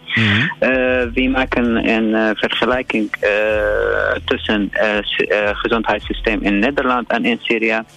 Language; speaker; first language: Dutch; non-native, learner; Arabic